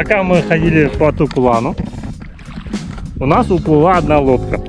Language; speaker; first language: Russian; native; Russian